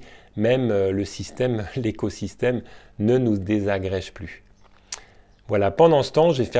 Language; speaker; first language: French; native; French